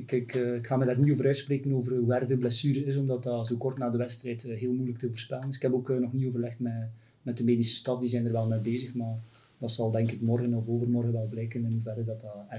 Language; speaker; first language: Dutch; native; Dutch